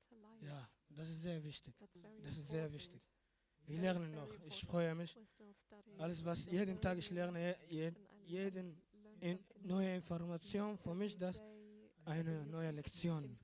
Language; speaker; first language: German; non-native, learner; Arabic